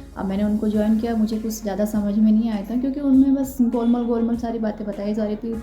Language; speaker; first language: Hindi; non-native, local second language; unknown